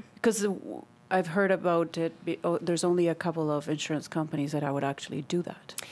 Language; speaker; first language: English; non-native, fluent; Spanish